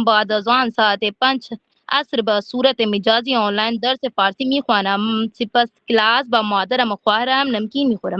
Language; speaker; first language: Persian; non-native, learner; Urdu